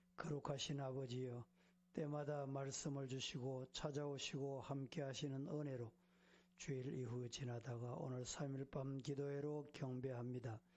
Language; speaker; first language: Korean; native; Korean